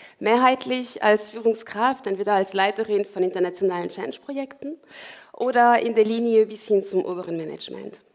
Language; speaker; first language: German; non-native, fluent; French